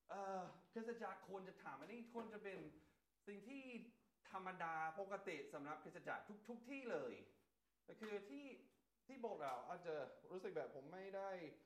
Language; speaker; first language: Thai; non-native, fluent; English